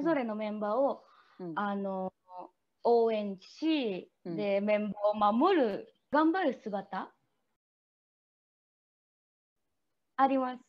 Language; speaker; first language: Japanese; non-native, learner; Indonesian